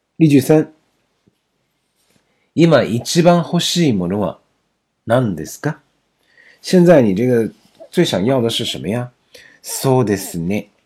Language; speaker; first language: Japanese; non-native, fluent; Chinese